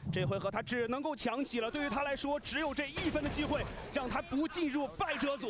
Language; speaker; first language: Chinese; native; Chinese